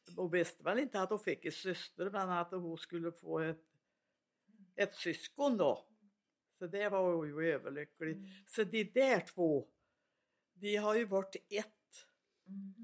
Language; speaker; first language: Swedish; native; Swedish